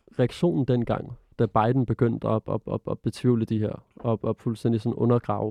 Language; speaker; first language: Danish; early bilingual, other home language; Arabic